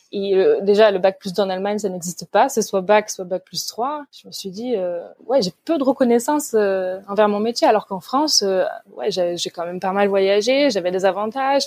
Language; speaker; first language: French; native; French